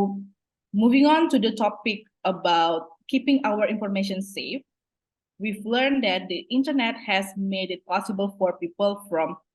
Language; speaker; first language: English; non-native, fluent; Indonesian